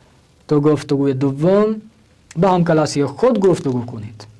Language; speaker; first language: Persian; non-native, fluent; Urdu